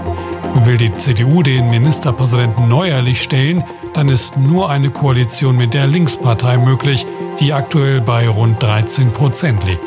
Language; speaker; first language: German; native; German